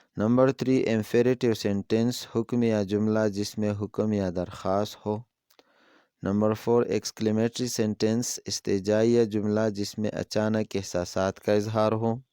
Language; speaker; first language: Urdu; non-native, local second language; Pashto